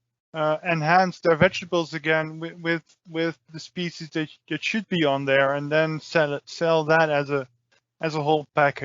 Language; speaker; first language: English; non-native, fluent; Dutch